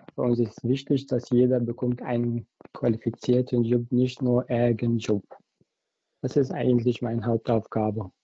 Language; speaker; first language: German; non-native, fluent; Arabic